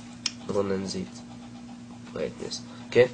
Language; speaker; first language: Arabic; native; Arabic